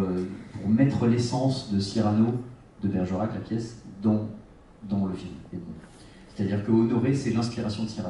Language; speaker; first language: French; native; French